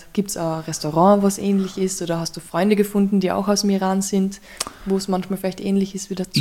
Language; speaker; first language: German; native; German